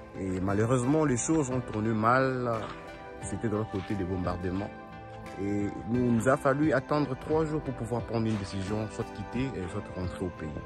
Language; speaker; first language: French; non-native, local second language; Swahili